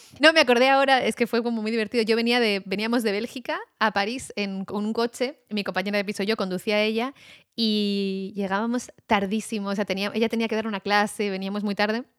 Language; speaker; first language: Spanish; native; Spanish